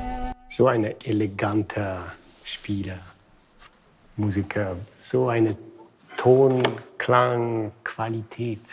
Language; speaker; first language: German; non-native, fluent; French